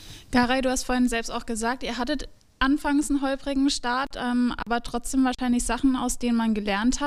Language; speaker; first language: German; native; German